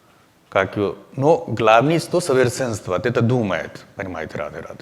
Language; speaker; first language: Russian; non-native, learner; Hindi